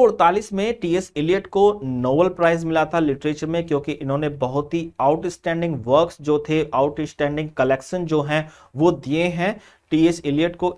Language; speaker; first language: Hindi; native; Hindi